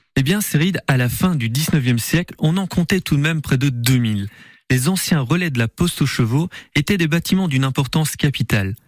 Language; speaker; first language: French; native; French